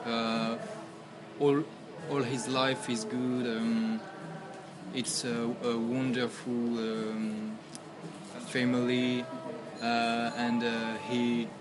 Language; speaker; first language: English; non-native, learner; French